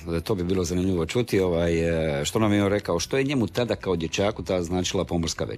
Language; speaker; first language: Croatian; native; Croatian